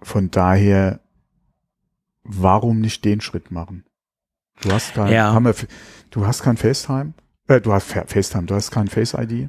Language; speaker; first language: German; native; German